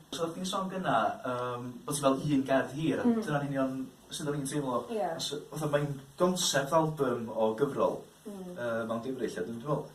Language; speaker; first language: Welsh; native; Welsh